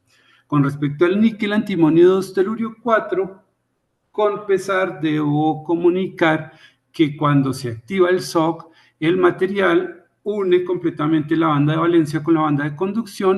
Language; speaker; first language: Spanish; native; Spanish